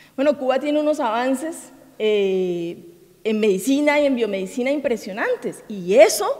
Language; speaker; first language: Spanish; native; Spanish